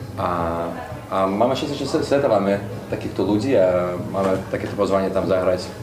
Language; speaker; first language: Slovak; non-native, fluent; Russian